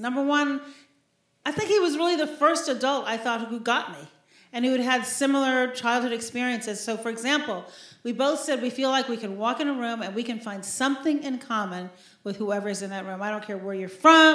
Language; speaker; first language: English; native; English